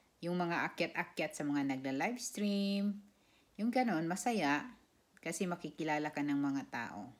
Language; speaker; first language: Filipino; non-native, local second language; Cebuano